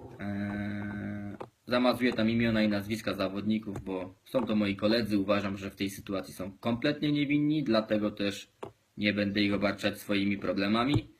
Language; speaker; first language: Polish; native; Polish